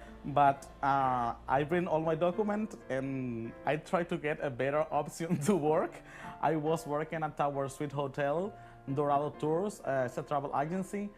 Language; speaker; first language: English; non-native, learner; Spanish